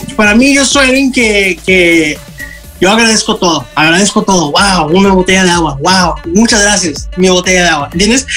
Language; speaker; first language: Spanish; early bilingual, heritage; Spanish